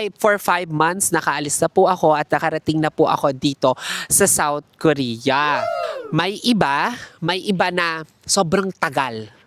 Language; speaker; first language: Filipino; native; Filipino